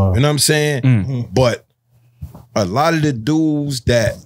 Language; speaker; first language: English; native; English